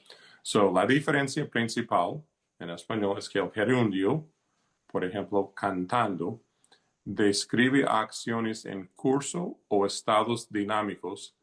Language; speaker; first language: Spanish; early bilingual, heritage; Spanish